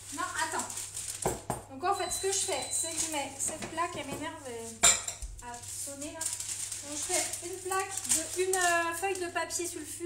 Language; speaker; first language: French; native; French